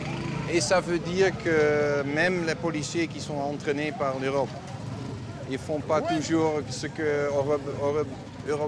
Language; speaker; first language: French; non-native, fluent; Dutch